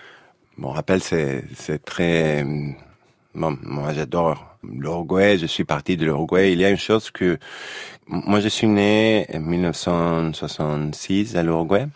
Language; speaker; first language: French; non-native, fluent; Spanish